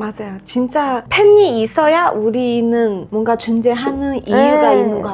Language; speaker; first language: Korean; non-native, fluent; Chinese